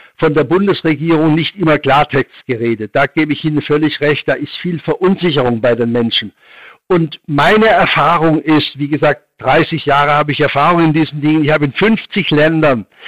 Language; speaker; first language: German; native; German